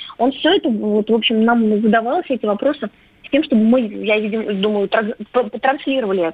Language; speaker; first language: Russian; native; Russian